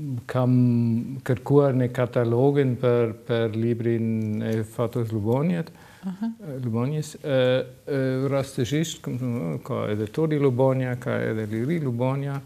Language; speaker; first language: Albanian; non-native, learner; German